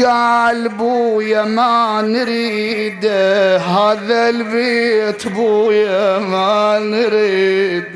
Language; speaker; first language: Arabic; native; Arabic